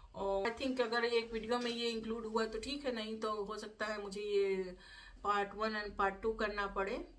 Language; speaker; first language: Hindi; native; Hindi